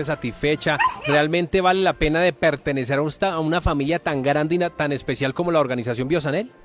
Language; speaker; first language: Spanish; native; Spanish